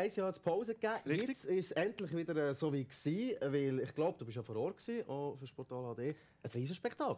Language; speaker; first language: German; native; German